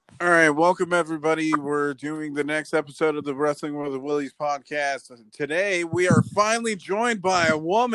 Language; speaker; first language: English; native; English